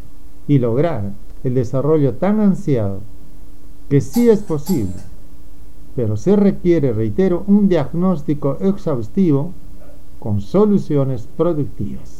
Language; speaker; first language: Spanish; native; Spanish